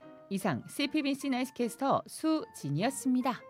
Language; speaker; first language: Korean; native; Korean